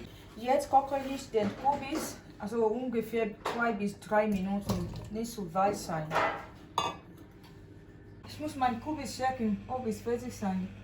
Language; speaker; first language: German; non-native, learner; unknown